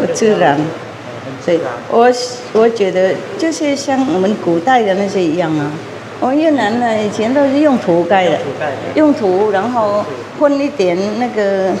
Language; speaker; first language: Chinese; non-native, fluent; Vietnamese